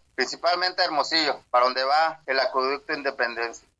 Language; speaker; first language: Spanish; non-native, local second language; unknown